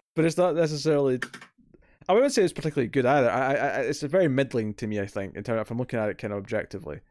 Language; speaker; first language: English; native; English